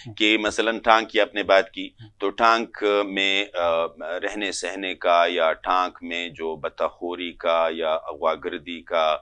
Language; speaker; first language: Urdu; non-native, local second language; Pashto